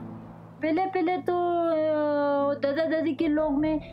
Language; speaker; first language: Hindi; non-native, local second language; Ladakhi